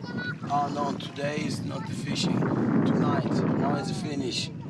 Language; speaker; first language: English; non-native, learner; Swahili